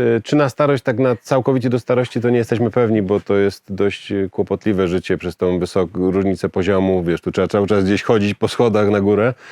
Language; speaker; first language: Polish; native; Polish